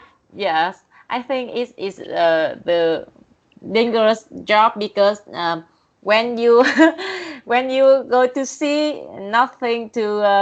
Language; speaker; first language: English; non-native, learner; Vietnamese